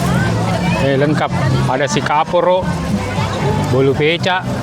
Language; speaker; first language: Indonesian; native; Indonesian